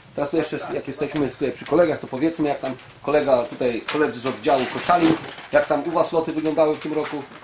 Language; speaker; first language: Polish; native; Polish